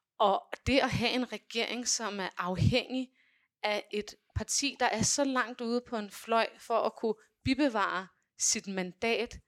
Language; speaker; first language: Danish; native; Danish